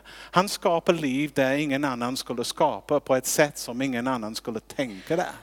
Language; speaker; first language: Swedish; non-native, fluent; English